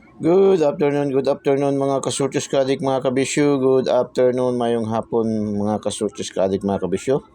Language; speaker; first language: Filipino; non-native, local second language; Cebuano